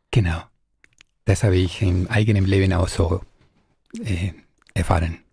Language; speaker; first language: German; non-native, fluent; Spanish